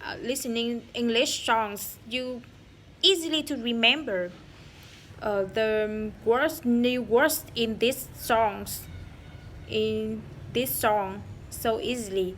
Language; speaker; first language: English; non-native, learner; Vietnamese